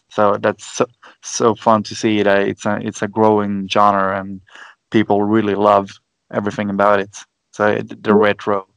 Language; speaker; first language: English; non-native, fluent; Swedish